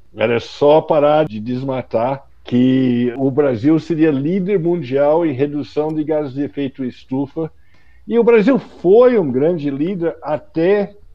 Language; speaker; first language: Portuguese; non-native, fluent; English